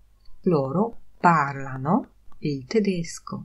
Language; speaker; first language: Italian; non-native, fluent; Polish